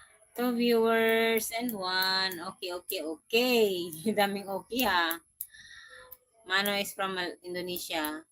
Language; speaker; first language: English; non-native, local second language; Filipino